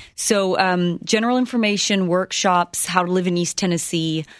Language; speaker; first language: English; early bilingual, other home language; Spanish